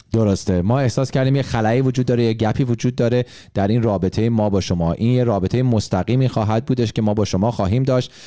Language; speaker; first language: Persian; early bilingual, heritage; Persian